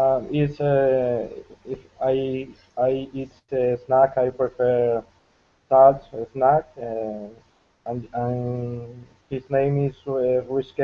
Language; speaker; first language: English; non-native, learner; Spanish